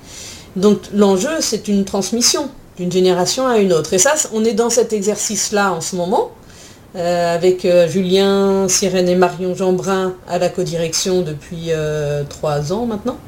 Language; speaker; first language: French; native; French